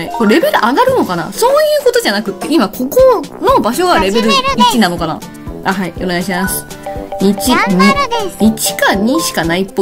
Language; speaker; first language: Japanese; native; Japanese